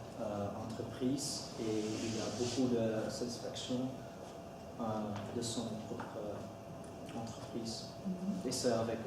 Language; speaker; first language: French; non-native, learner; Dutch